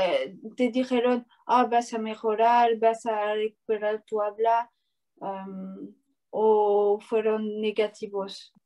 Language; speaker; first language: Spanish; non-native, learner; French